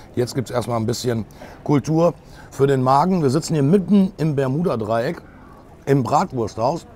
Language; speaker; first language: German; native; German